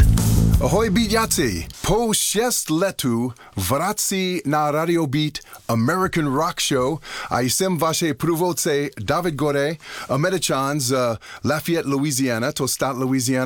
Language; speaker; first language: Czech; non-native, learner; English